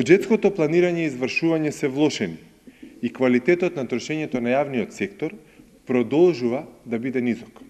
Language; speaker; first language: Macedonian; native; Macedonian